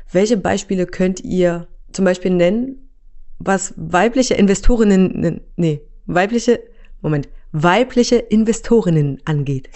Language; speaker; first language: German; native; German